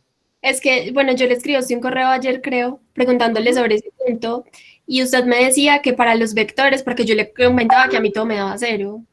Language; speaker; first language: Spanish; native; Spanish